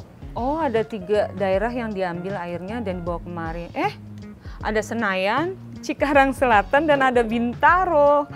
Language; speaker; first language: Indonesian; native; Indonesian